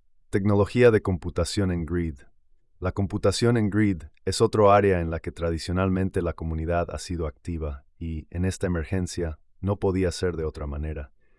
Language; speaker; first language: Spanish; native; Spanish